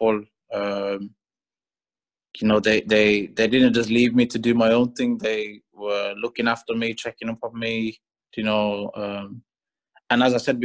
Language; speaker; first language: English; native; English